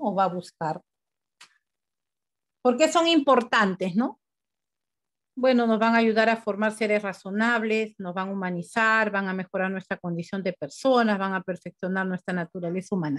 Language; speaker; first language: Spanish; native; Spanish